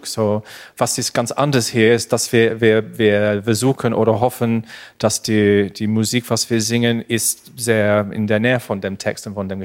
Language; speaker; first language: German; non-native, learner; English